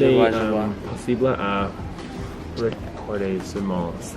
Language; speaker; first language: French; non-native, learner; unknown